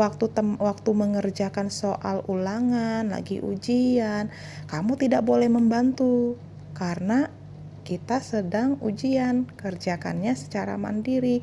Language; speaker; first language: Indonesian; native; Indonesian